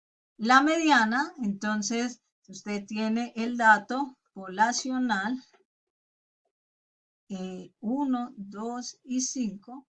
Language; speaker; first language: Spanish; native; Spanish